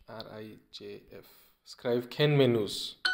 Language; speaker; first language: Dutch; non-native, learner; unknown